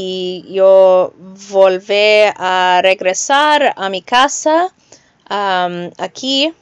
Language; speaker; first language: Spanish; non-native, learner; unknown